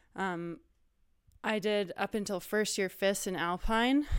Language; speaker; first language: English; native; English